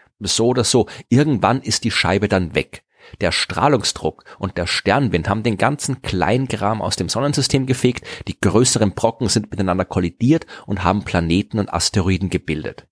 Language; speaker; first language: German; native; German